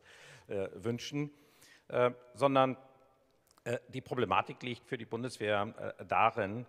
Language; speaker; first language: German; native; German